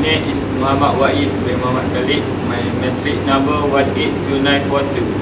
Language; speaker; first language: English; non-native, local second language; Malay